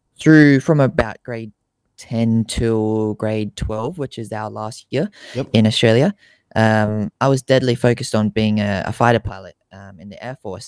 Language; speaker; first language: English; native; English